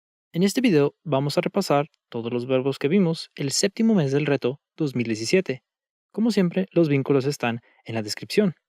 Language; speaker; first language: Spanish; native; Spanish